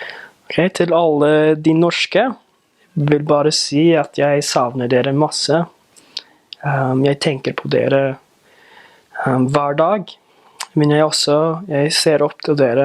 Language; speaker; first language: Norwegian; non-native, fluent; English